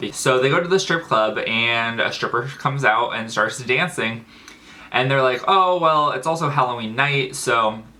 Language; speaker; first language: English; native; English